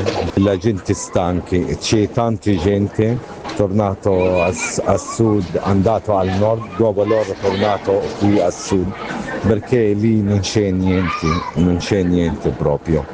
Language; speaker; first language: Italian; non-native, learner; Arabic